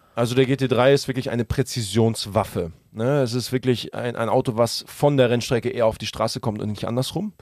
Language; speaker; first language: German; early bilingual, other home language; Russian